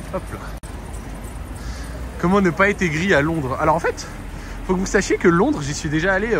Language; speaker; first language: French; native; French